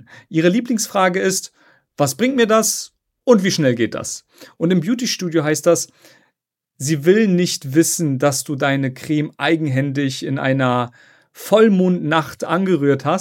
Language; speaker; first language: German; native; German